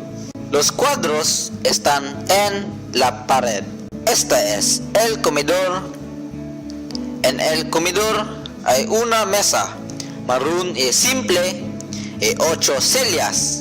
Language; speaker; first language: Spanish; non-native, learner; Cebuano